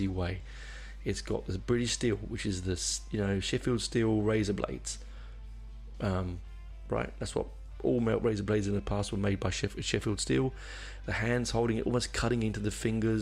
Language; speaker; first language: English; native; English